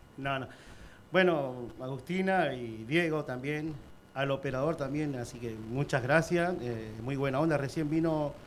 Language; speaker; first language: Spanish; native; Spanish